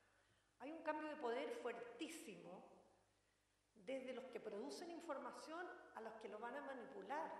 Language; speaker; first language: Spanish; native; Spanish